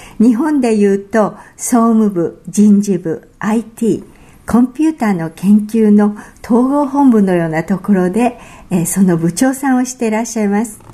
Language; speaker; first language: Japanese; native; Japanese